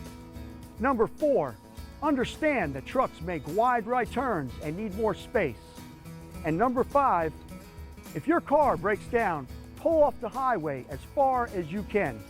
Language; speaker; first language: English; native; English